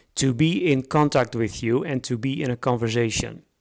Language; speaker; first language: English; non-native, fluent; Dutch